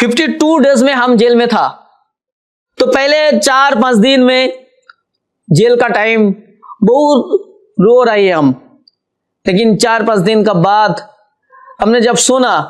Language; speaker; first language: Hindi; non-native, local second language; Bangla